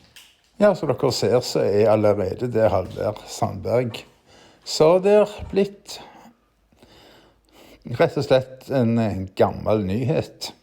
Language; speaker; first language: Norwegian; native; Norwegian